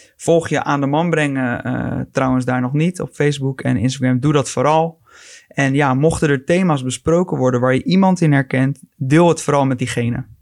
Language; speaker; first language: Dutch; native; Dutch